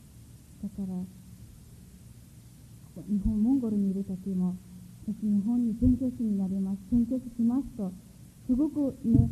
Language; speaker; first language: Japanese; non-native, fluent; Mongolian